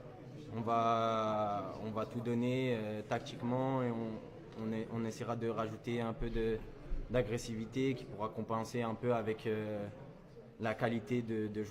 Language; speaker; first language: French; early bilingual, other home language; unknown